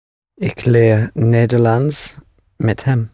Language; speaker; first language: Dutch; non-native, learner; English